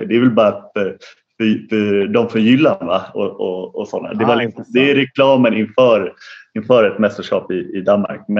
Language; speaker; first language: Swedish; native; Swedish